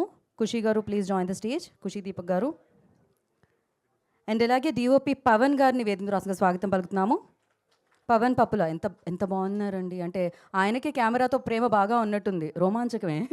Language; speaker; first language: Telugu; native; Telugu